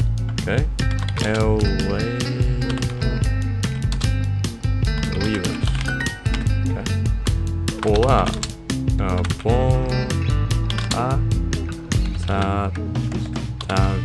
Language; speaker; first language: Portuguese; non-native, learner; English